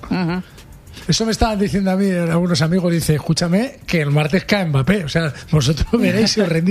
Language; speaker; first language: Spanish; native; Spanish